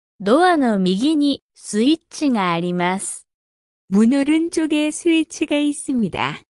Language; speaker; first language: Japanese; non-native, fluent; Korean